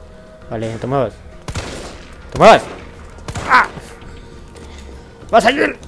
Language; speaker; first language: Spanish; native; Spanish